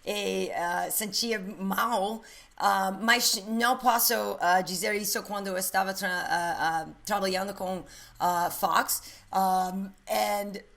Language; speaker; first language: Portuguese; non-native, learner; English